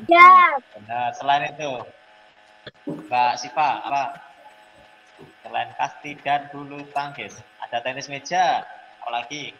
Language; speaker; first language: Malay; non-native, local second language; Javanese